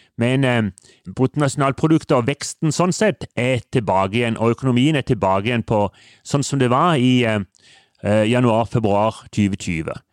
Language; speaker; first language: Norwegian; native; Norwegian